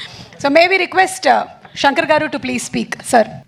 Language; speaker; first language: Telugu; native; Telugu